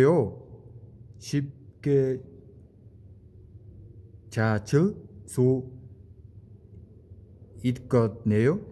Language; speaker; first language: Korean; non-native, learner; Mongolian